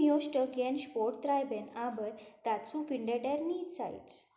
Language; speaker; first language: German; non-native, fluent; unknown